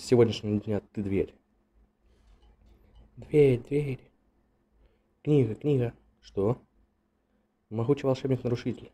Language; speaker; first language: Russian; native; Russian